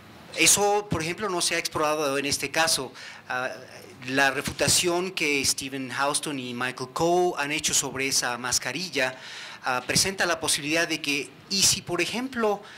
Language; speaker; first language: Spanish; native; Spanish